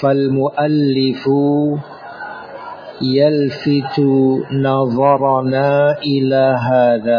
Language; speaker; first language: Arabic; non-native, fluent; Indonesian